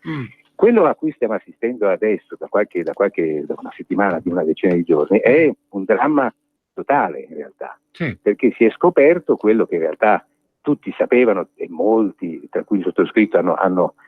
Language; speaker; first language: Italian; native; Italian